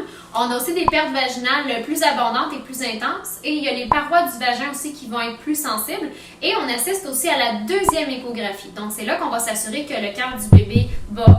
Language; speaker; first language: French; native; French